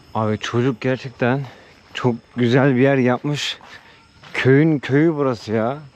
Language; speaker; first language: Turkish; native; Turkish